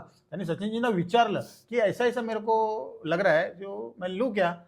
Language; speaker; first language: Hindi; non-native, local second language; Marathi